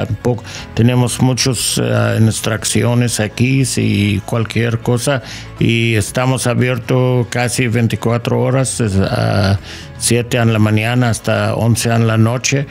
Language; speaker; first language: Spanish; non-native, learner; English